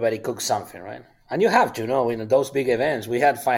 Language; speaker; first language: English; non-native, fluent; Spanish